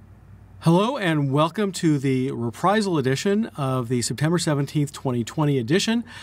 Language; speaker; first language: English; native; English